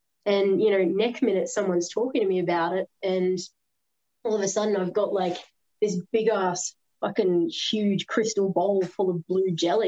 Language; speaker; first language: English; native; English